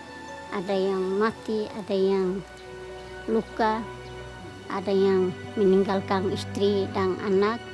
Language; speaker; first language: Indonesian; non-native, local second language; Tetum